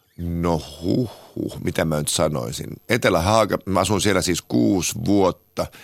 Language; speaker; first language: Finnish; native; Finnish